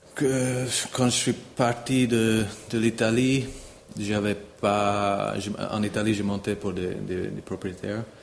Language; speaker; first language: French; non-native, learner; English